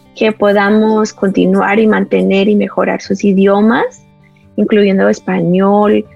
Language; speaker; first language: Spanish; early bilingual, heritage; Spanish